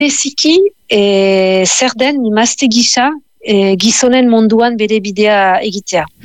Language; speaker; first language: Basque; native; Basque